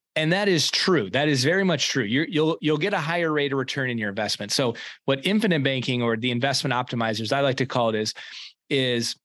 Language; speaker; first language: English; native; English